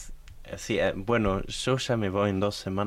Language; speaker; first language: Spanish; non-native, learner; German